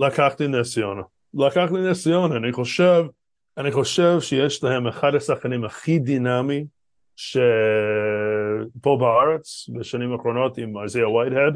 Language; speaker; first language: Hebrew; non-native, fluent; English